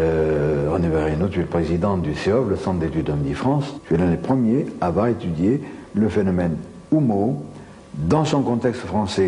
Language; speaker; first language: French; native; French